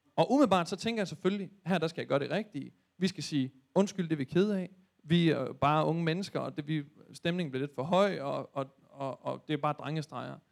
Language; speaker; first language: Danish; native; Danish